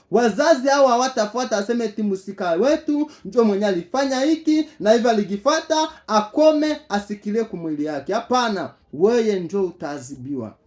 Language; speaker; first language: Swahili; native; Swahili